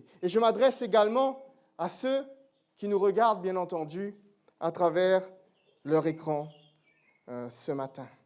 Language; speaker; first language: French; native; French